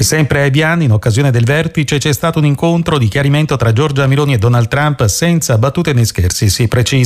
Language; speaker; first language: Italian; native; Italian